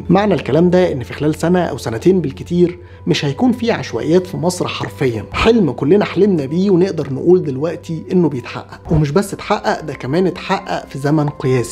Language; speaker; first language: Arabic; native; Arabic